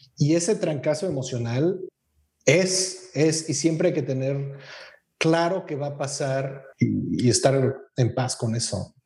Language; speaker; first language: Spanish; native; Spanish